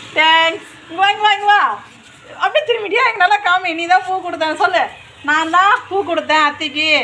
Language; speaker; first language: Tamil; native; Tamil